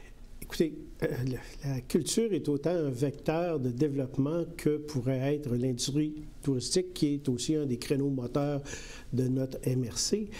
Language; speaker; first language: French; native; French